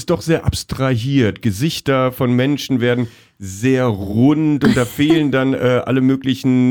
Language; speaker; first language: German; native; German